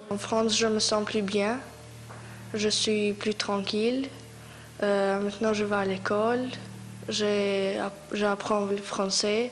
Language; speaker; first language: French; non-native, learner; Albanian